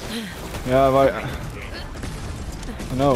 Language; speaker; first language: Dutch; native; Dutch